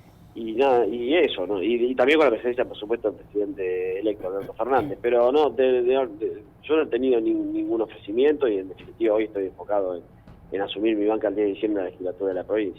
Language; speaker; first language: Spanish; native; Spanish